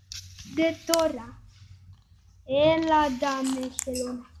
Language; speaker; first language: Greek; early bilingual, heritage; Greek